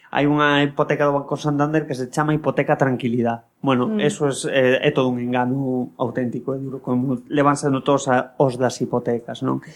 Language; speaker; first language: Galician; non-native, local second language; Spanish